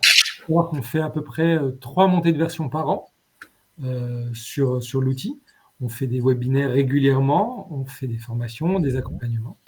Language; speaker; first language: French; native; French